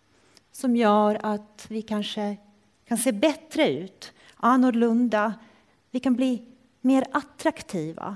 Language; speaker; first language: Swedish; non-native, fluent; Croatian